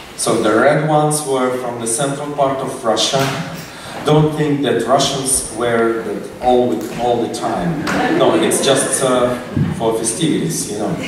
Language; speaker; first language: English; non-native, fluent; Russian